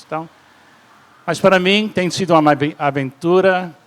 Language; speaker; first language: Portuguese; non-native, fluent; English